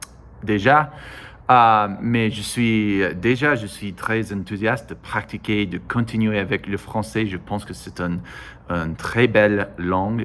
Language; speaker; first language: French; non-native, learner; English